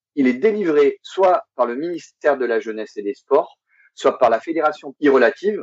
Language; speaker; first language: French; native; French